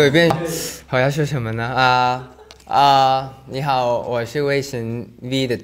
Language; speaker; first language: Chinese; non-native, learner; Thai